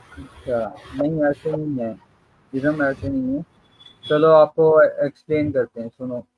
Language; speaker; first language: Urdu; native; Urdu